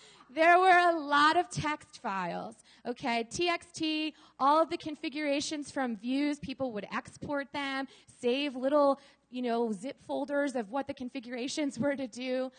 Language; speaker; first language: English; native; English